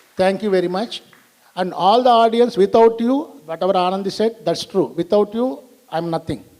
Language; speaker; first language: English; non-native, local second language; Tamil